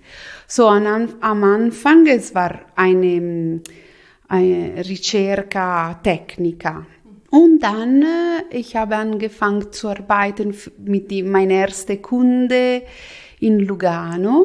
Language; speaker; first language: German; non-native, local second language; Italian